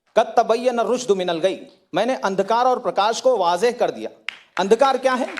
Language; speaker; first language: Hindi; native; Hindi